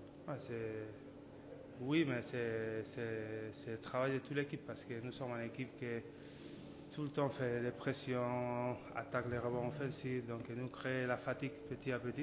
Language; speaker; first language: French; non-native, learner; Spanish